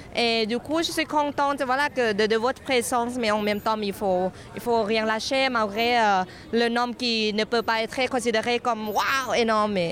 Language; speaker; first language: French; non-native, fluent; Thai